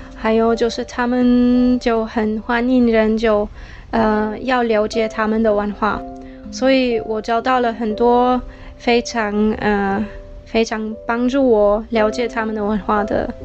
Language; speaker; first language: Chinese; non-native, fluent; German